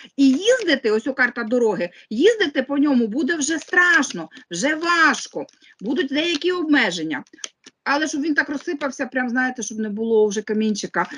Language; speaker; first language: Ukrainian; non-native, local second language; Russian